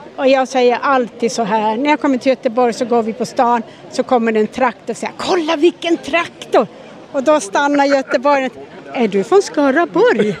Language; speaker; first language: Swedish; native; Swedish